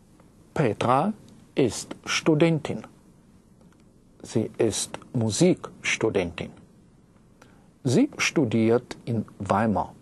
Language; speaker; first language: German; non-native, fluent; Russian